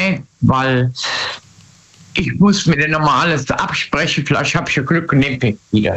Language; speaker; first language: German; native; German